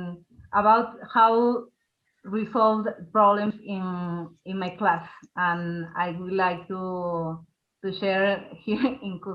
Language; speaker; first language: English; non-native, learner; Spanish